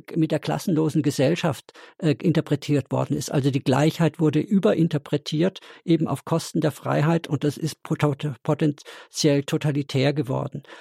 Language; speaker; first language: German; native; German